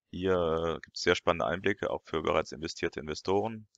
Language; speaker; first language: German; non-native, fluent; French